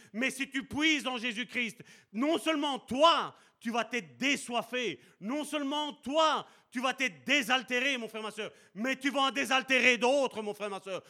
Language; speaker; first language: French; early bilingual, other home language; Italian